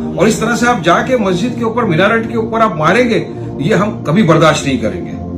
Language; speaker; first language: Hindi; native; Hindi